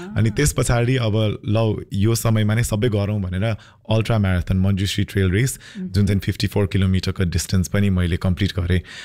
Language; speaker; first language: Nepali; early bilingual, heritage; Nepali